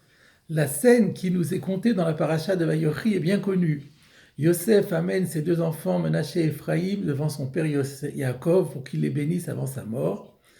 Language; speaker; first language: French; native; French